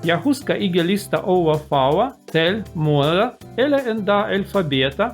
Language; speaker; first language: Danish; non-native, learner; Russian